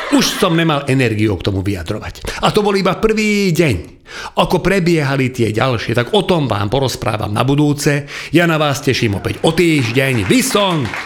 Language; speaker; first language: Slovak; non-native, local second language; Hungarian